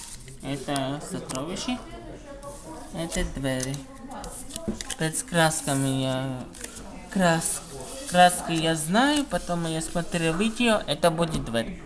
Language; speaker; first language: Russian; non-native, learner; Italian